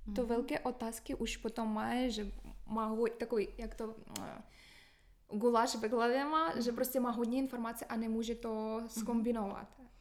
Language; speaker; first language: Czech; non-native, fluent; Ukrainian